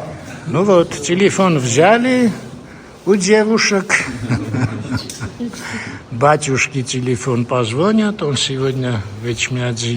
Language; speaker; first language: Russian; non-native, local second language; Armenian